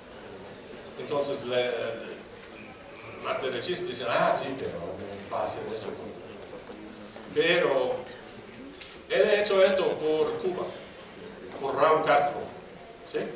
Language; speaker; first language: Spanish; non-native, fluent; English